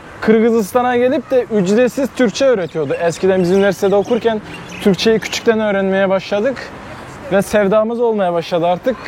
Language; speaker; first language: Turkish; non-native, fluent; Kyrgyz